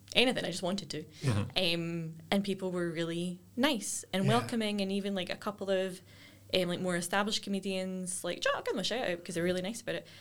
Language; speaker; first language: English; native; English